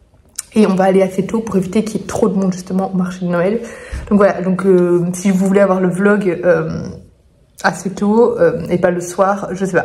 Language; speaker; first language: French; native; French